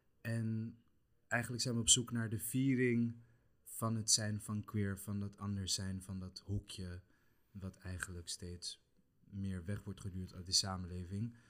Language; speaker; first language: Dutch; early bilingual, other home language; Kabuverdianu